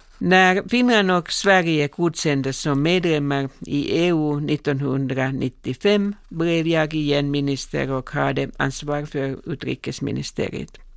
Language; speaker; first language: Swedish; non-native, local second language; Finnish